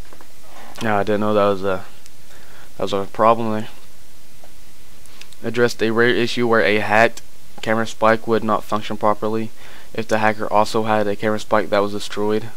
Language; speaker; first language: English; native; English